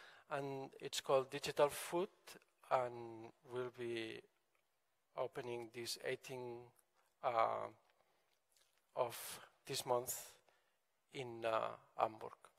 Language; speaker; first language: English; non-native, fluent; Catalan